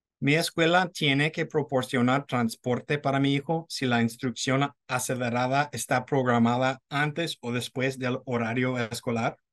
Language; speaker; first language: Spanish; non-native, fluent; English